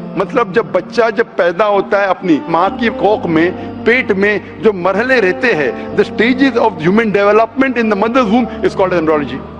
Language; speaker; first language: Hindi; non-native, local second language; Konkani